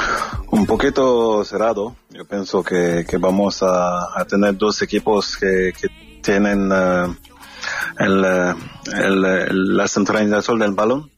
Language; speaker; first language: Spanish; non-native, fluent; French